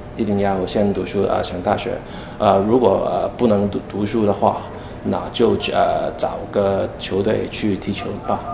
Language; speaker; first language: Chinese; non-native, fluent; Cantonese